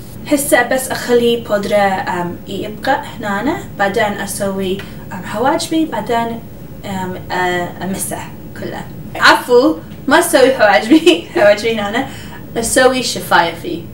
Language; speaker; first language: Arabic; early bilingual, heritage; English